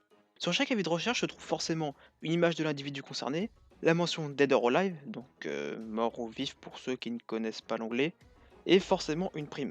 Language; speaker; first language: French; native; French